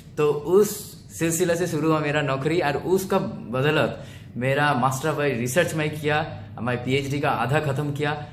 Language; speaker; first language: Hindi; non-native, local second language; Bangla